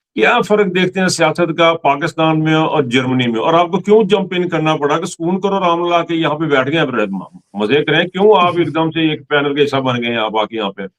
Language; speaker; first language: Urdu; non-native, local second language; Punjabi